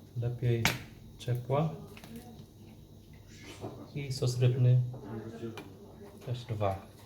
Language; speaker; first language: Polish; non-native, fluent; Vietnamese